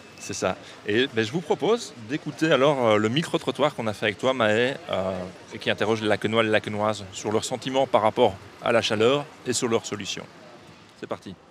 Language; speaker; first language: French; native; French